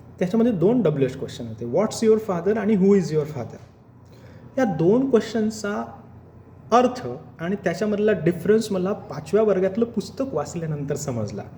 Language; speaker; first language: Marathi; native; Marathi